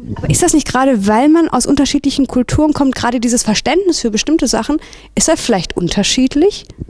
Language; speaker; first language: German; native; German